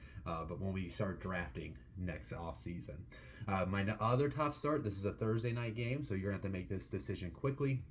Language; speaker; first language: English; native; English